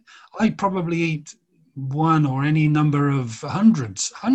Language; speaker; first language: English; native; English